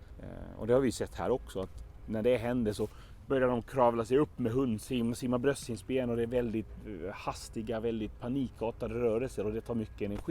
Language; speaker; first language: Swedish; native; Swedish